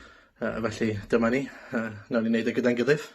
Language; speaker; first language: Welsh; native; Welsh